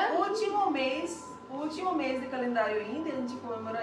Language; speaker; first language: Portuguese; non-native, learner; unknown